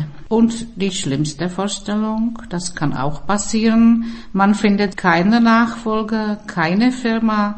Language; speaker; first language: German; non-native, fluent; Czech